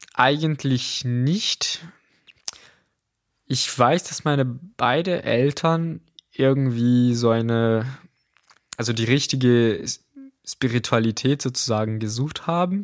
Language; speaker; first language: German; non-native, fluent; Portuguese